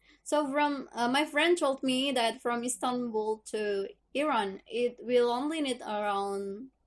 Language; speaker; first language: English; non-native, learner; Indonesian